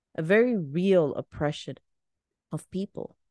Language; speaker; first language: English; non-native, local second language; Urdu